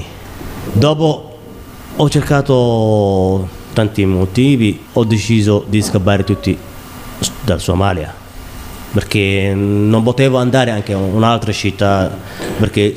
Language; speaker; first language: Italian; non-native, learner; Somali